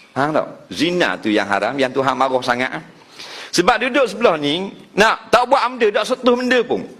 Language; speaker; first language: Malay; native; Malay